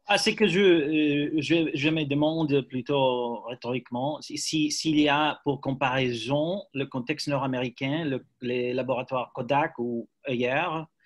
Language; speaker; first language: French; non-native, learner; English